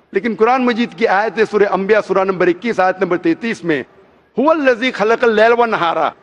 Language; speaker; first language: Hindi; non-native, local second language; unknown